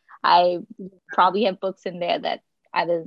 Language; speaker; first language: English; non-native, local second language; Sinhala